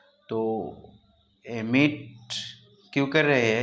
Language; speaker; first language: Hindi; non-native, local second language; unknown